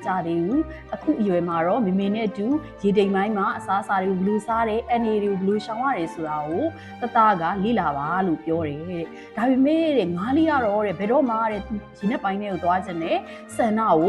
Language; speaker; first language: Burmese; native; Burmese